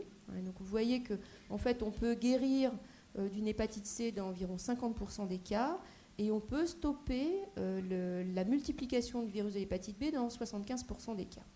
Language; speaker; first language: French; native; French